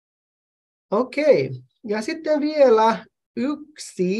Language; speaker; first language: Finnish; non-native, fluent; Burmese